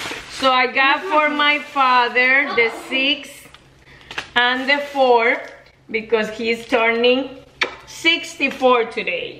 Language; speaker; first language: English; non-native, fluent; Spanish